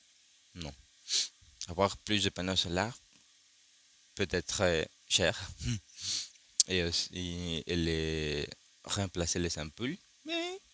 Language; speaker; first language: French; non-native, learner; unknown